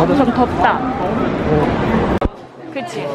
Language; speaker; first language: Korean; non-native, fluent; Japanese